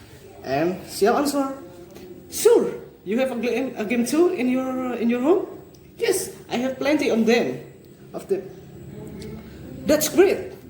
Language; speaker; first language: English; non-native, learner; Indonesian